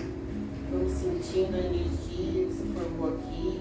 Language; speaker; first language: Portuguese; native; Portuguese